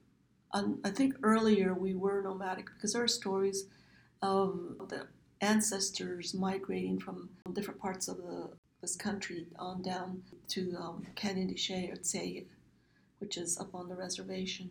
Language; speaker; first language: English; early bilingual, other home language; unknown